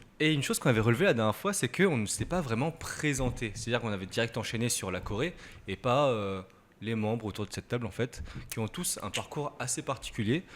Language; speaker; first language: French; early bilingual, other home language; Korean